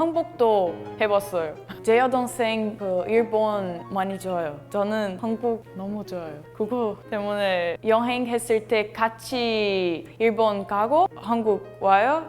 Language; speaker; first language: Korean; non-native, learner; Portuguese